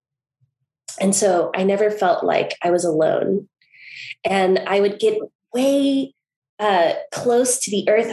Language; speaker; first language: English; native; English